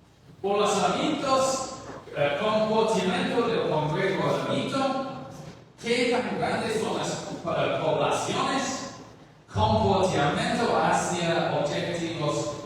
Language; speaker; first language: Spanish; non-native, learner; English